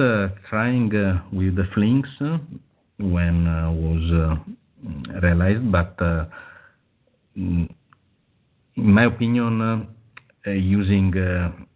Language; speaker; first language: English; non-native, fluent; Italian